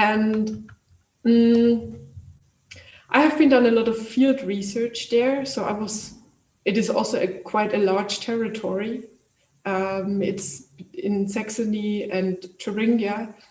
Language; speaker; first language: English; non-native, fluent; German